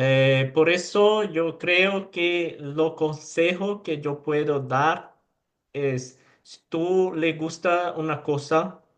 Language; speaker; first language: Spanish; non-native, fluent; Portuguese